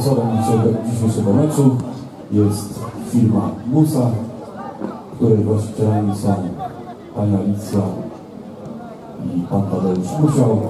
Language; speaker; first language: Polish; native; Polish